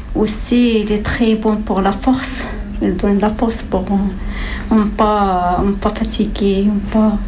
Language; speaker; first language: French; non-native, learner; Arabic